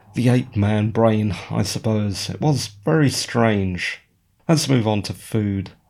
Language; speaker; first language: English; native; English